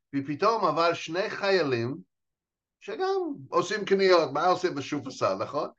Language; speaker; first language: Hebrew; non-native, fluent; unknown